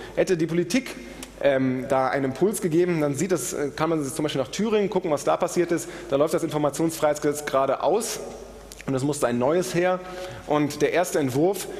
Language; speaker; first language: German; native; German